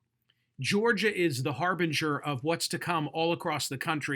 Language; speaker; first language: English; native; English